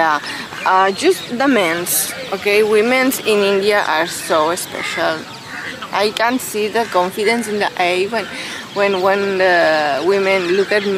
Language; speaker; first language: English; non-native, learner; Spanish